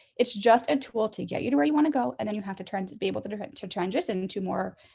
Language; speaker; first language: English; native; English